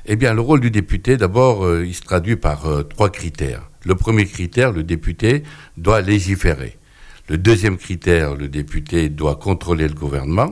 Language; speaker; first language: French; native; French